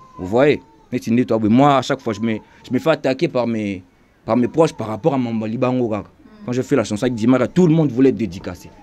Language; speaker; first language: French; non-native, local second language; Lingala